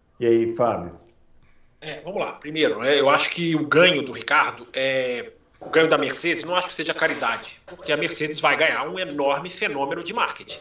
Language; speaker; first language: Portuguese; native; Portuguese